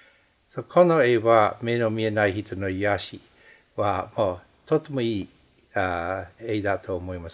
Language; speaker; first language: Japanese; non-native, fluent; English